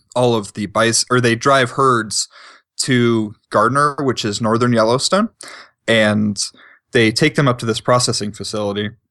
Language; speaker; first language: English; native; English